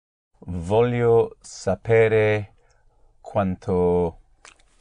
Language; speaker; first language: Italian; non-native, learner; English